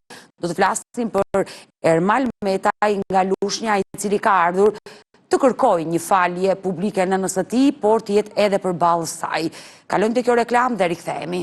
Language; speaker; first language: Albanian; native; Albanian